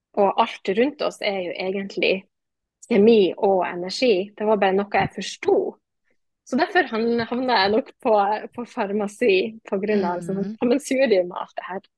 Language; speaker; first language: Norwegian; native; Norwegian